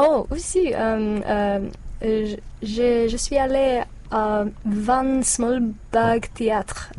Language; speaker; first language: French; non-native, learner; English